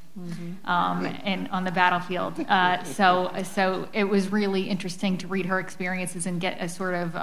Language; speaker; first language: English; native; English